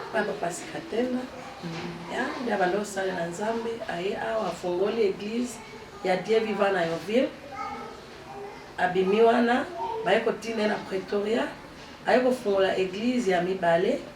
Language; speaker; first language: Lingala; native; Lingala